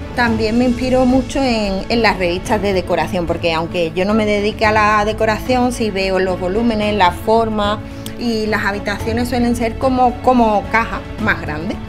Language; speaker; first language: Spanish; native; Spanish